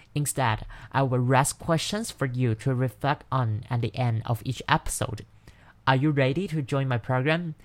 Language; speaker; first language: English; non-native, fluent; Chinese